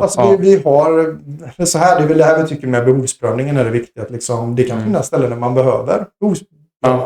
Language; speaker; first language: Swedish; native; Swedish